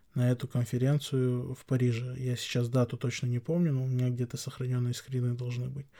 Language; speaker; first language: Russian; non-native, local second language; Chechen